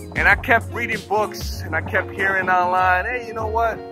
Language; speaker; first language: English; native; English